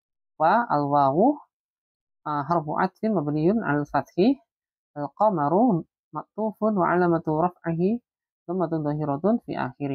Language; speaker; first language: Arabic; non-native, fluent; Indonesian